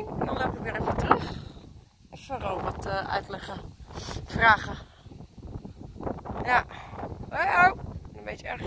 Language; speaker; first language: Dutch; native; Dutch